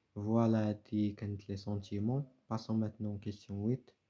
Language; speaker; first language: French; non-native, local second language; Arabic